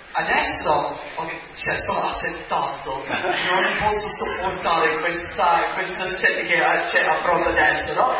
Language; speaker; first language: Italian; non-native, fluent; English